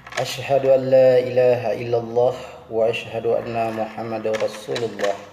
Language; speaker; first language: Malay; non-native, local second language; Achinese